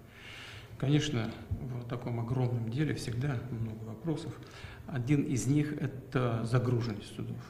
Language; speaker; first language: Russian; native; Russian